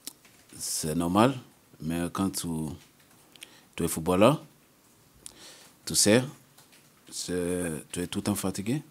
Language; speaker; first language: French; non-native, learner; English